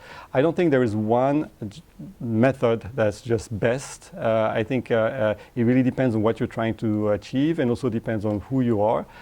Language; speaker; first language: English; non-native, fluent; French